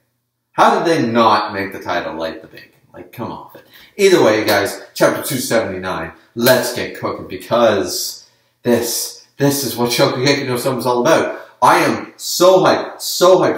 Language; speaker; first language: English; native; English